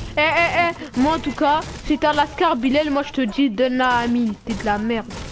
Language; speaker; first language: French; native; French